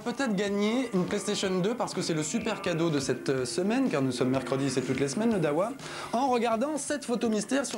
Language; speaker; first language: French; native; French